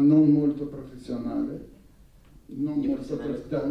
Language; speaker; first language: Italian; non-native, learner; Russian